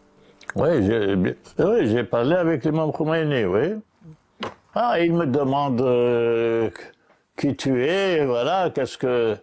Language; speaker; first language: French; non-native, local second language; Arabic